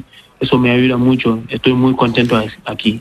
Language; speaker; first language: Spanish; non-native, learner; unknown